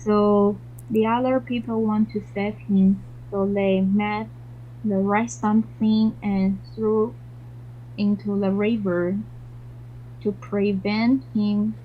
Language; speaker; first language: English; non-native, learner; Chinese